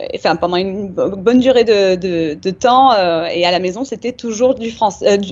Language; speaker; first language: French; native; French